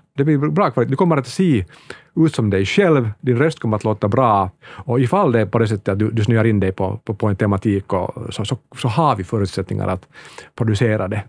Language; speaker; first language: Swedish; native; Swedish